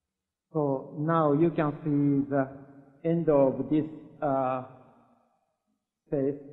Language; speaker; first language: English; non-native, learner; Japanese